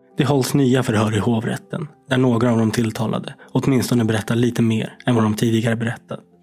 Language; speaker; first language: Swedish; native; Swedish